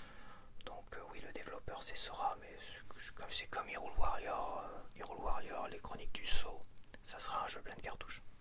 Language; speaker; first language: French; native; French